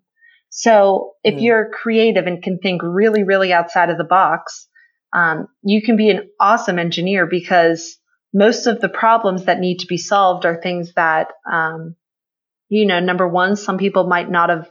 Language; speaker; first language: English; native; English